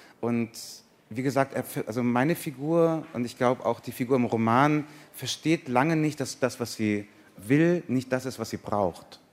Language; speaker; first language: German; early bilingual, other home language; Persian